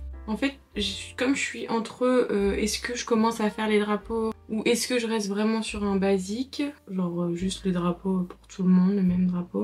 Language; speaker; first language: French; native; French